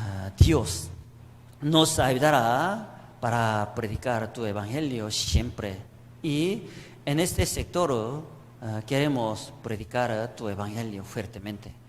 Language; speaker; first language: Spanish; non-native, learner; Korean